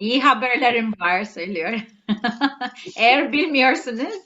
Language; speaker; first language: Turkish; non-native, learner; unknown